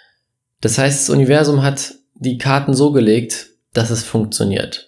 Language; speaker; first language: German; native; German